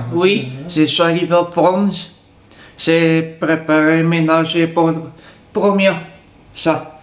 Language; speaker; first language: French; non-native, learner; Bulgarian